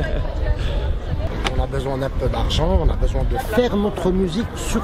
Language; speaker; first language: French; native; French